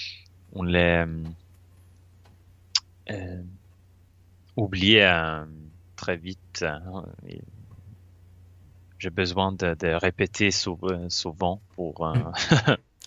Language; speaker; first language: French; non-native, learner; Swedish